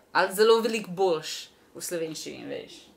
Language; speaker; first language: Slovenian; non-native, learner; English